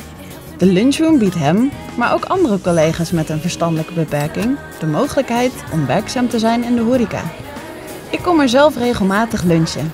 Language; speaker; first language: Dutch; native; Dutch